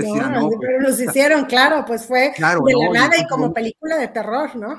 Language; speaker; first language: Spanish; native; Spanish